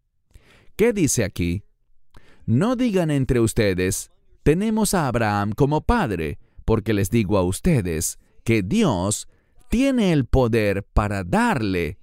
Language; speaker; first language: Spanish; native; Spanish